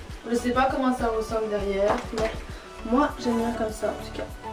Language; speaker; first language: French; native; French